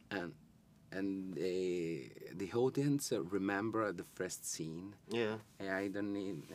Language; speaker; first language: English; non-native, learner; Italian